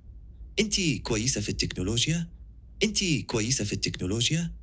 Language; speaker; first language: Arabic; non-native, learner; English